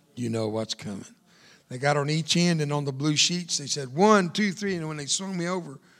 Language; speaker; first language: English; early bilingual, other home language; Spanish